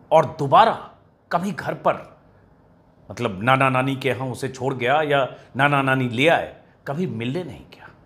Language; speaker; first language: Hindi; native; Hindi